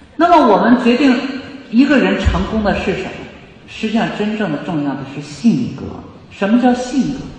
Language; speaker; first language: Chinese; native; Chinese